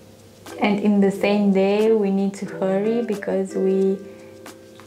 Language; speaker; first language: English; non-native, learner; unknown